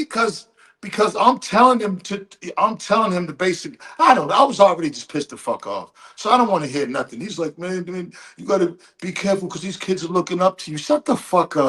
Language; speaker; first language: English; native; English